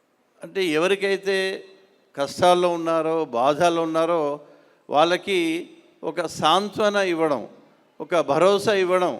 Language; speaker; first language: Telugu; native; Telugu